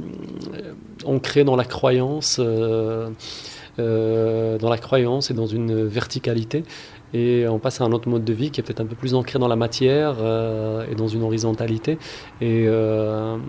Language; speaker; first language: French; non-native, local second language; Arabic